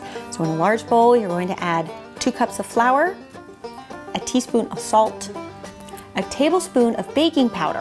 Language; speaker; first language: English; native; English